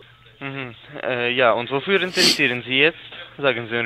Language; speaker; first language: German; non-native, learner; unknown